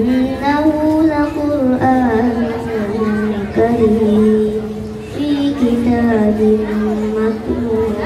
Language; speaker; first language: Arabic; non-native, learner; Indonesian